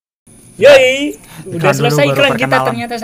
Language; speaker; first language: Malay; non-native, local second language; Javanese